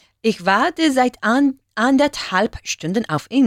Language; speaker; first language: German; non-native, learner; Spanish